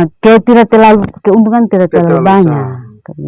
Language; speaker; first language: Indonesian; non-native, local second language; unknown